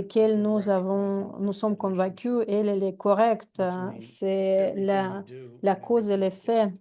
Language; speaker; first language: French; non-native, fluent; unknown